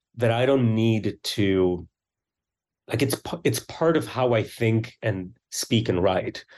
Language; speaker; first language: English; early bilingual, other home language; Swedish